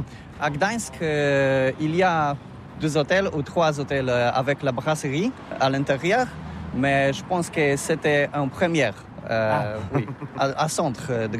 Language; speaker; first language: French; non-native, learner; Polish